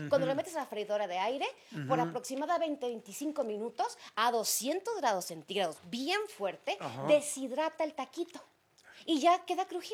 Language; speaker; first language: Spanish; native; Spanish